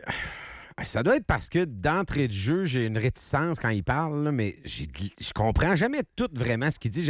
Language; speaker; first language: French; native; French